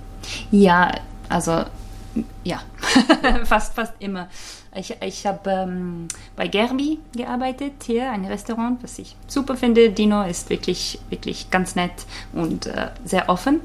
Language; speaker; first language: German; non-native, fluent; Japanese